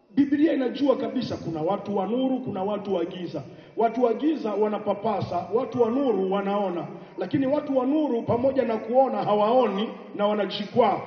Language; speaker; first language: Swahili; native; Swahili